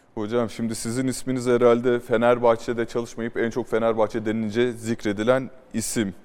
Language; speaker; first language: Turkish; native; Turkish